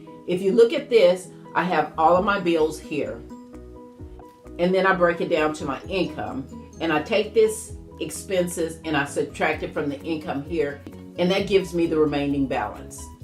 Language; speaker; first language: English; native; English